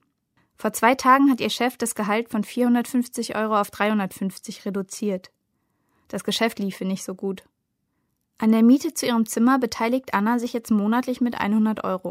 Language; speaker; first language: German; native; German